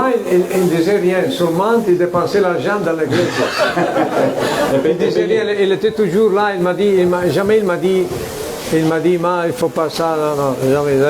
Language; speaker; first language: French; non-native, fluent; Italian